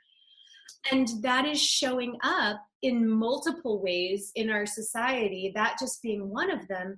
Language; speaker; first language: English; native; English